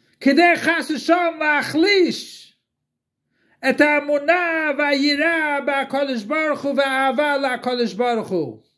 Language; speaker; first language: Hebrew; non-native, fluent; English